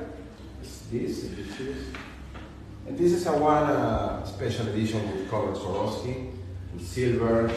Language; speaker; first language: English; non-native, learner; Spanish